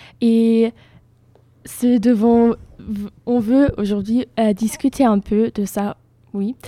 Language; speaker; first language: French; non-native, fluent; German